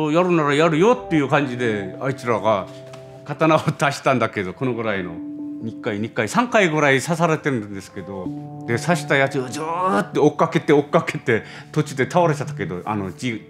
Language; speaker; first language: Japanese; non-native, fluent; Korean